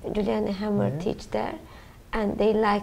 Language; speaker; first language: English; non-native, learner; Turkish